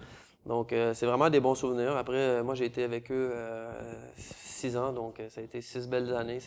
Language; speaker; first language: French; native; French